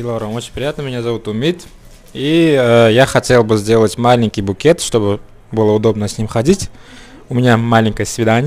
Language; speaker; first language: Russian; non-native, local second language; Uzbek